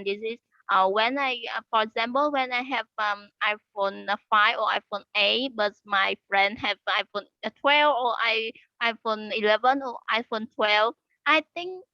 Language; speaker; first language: English; non-native, learner; Vietnamese